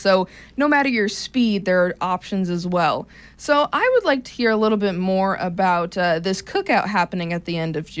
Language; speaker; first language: English; native; English